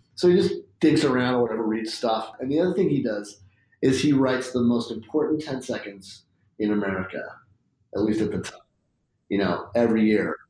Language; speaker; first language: English; native; English